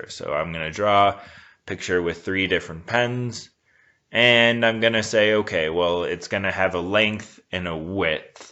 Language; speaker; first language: English; native; English